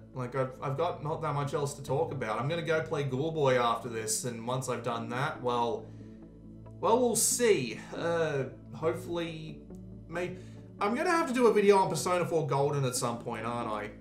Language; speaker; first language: English; native; English